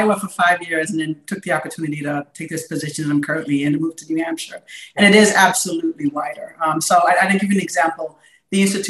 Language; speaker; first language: English; native; English